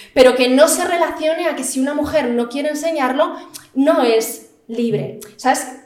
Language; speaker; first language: Spanish; early bilingual, other home language; Arabic